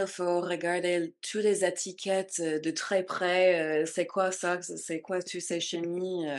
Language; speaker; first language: French; non-native, fluent; English